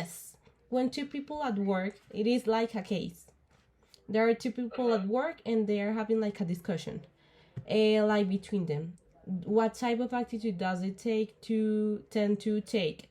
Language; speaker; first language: English; non-native, learner; Spanish